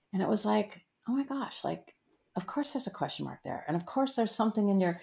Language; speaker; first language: English; native; English